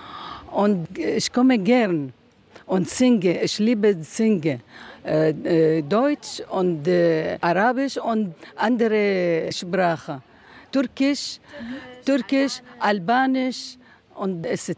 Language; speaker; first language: German; non-native, learner; Arabic